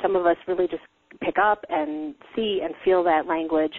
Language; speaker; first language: English; native; English